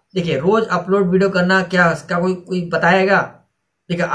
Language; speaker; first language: Hindi; native; Hindi